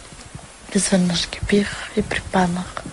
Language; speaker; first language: Bulgarian; non-native, local second language; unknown